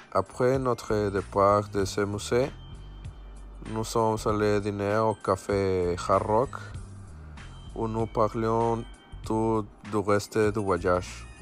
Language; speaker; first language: French; non-native, learner; Spanish